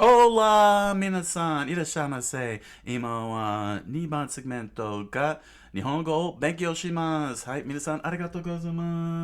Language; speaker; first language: Japanese; non-native, learner; English